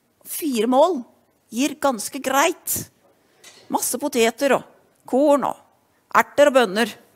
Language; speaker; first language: Norwegian; native; Norwegian